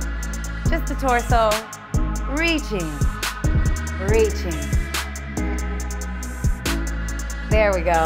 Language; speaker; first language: English; native; English